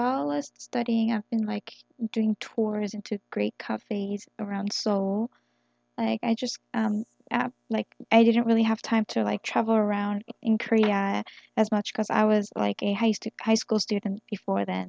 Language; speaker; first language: English; non-native, fluent; Korean